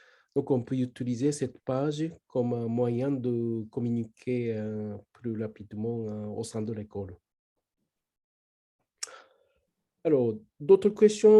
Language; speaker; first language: French; non-native, learner; Japanese